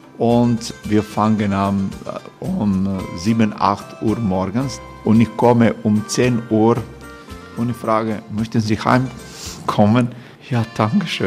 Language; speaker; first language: German; non-native, learner; Croatian